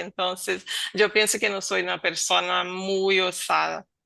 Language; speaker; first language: Spanish; non-native, learner; Portuguese